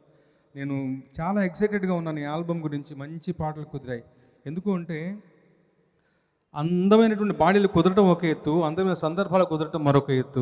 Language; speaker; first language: Telugu; native; Telugu